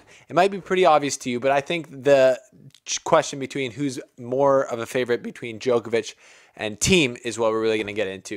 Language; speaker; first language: English; native; English